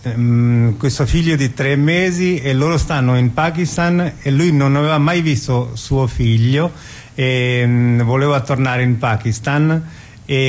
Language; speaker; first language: Italian; non-native, fluent; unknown